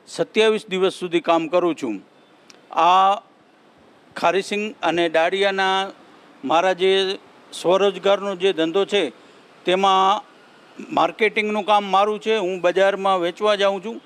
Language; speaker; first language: Gujarati; native; Gujarati